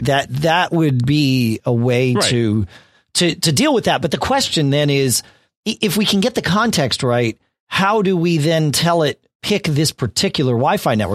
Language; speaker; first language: English; native; English